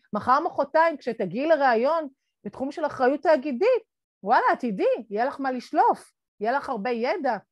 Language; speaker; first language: Hebrew; native; Hebrew